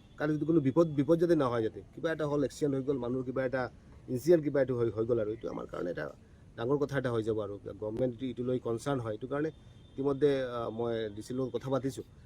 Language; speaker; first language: Assamese; non-native, local second language; Bangla